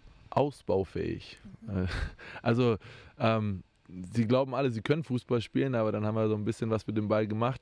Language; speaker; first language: German; native; German